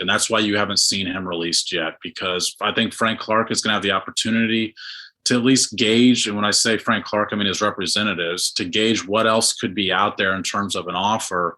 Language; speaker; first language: English; native; English